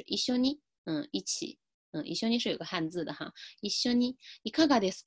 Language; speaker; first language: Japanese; non-native, fluent; Chinese